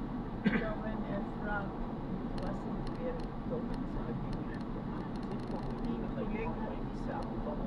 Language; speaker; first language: German; non-native, learner; Filipino